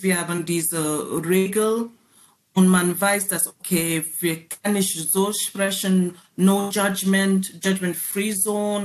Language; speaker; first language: German; non-native, learner; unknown